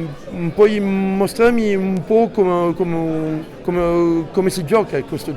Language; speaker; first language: Italian; non-native, fluent; French